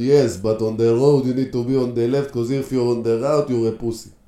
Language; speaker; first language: English; non-native, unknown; Hebrew